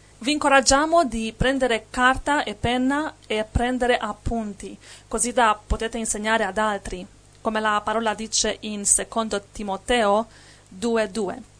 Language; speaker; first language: Italian; non-native, fluent; Spanish